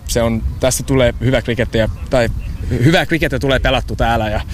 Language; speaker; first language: Finnish; non-native, fluent; English